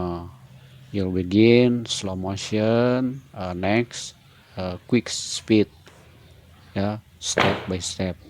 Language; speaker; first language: English; non-native, learner; Indonesian